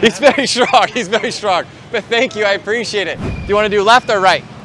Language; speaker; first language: English; native; English